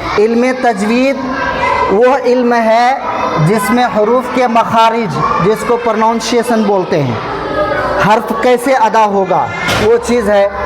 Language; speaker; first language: Urdu; native; Urdu